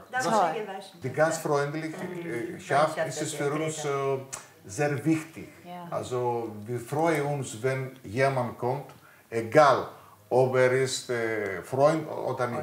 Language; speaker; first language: German; non-native, learner; Greek